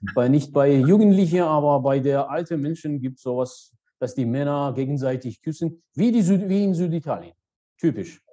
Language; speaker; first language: German; non-native, fluent; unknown